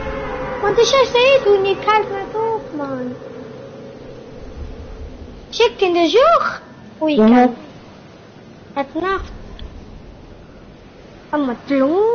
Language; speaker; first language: German; non-native, learner; Portuguese